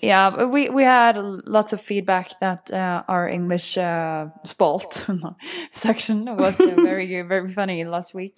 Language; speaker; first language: English; non-native, fluent; Norwegian